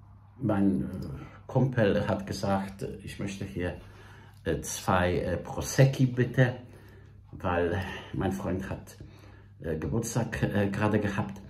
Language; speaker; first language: German; non-native, fluent; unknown